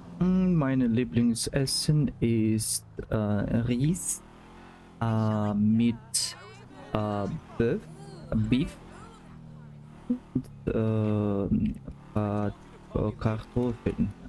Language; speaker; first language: German; non-native, learner; Russian